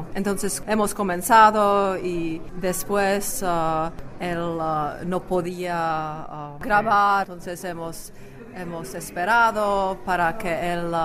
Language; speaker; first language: Spanish; non-native, fluent; Czech